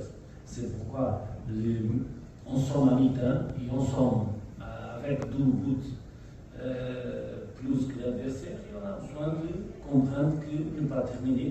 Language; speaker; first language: French; non-native, learner; Portuguese